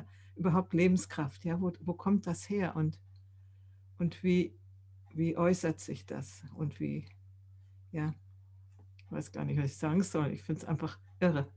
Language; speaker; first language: German; native; German